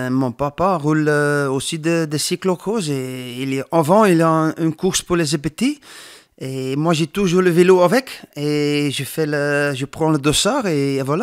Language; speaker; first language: French; non-native, learner; Dutch